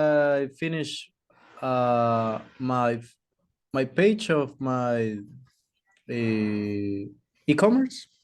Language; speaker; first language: English; non-native, learner; Spanish